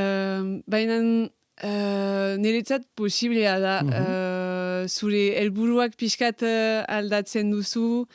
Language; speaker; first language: Basque; non-native, local second language; French